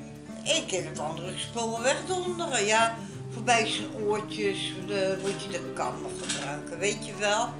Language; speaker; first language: Dutch; native; Dutch